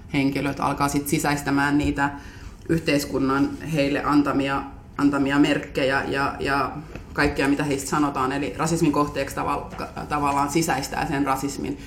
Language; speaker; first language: Finnish; native; Finnish